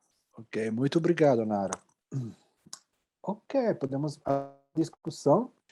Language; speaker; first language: Portuguese; non-native, fluent; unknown